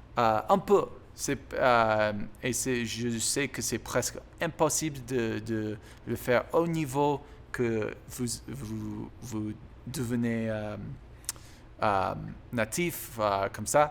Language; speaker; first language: French; non-native, learner; English